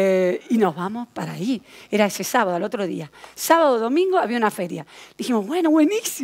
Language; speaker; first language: Spanish; native; Spanish